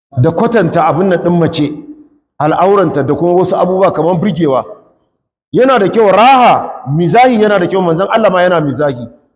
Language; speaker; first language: Hausa; non-native, local second language; Kanuri